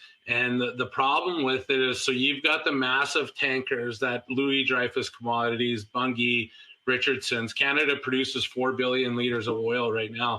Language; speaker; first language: English; native; English